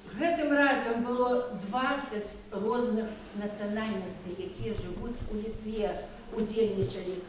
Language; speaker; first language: Belarusian; native; Belarusian